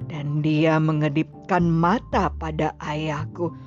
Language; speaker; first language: Indonesian; native; Indonesian